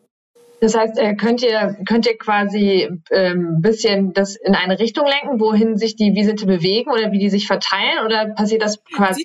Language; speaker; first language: German; native; German